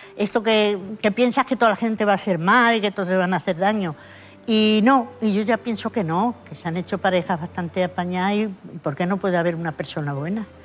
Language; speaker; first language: Spanish; native; Spanish